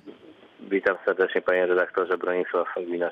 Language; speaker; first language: Polish; native; Polish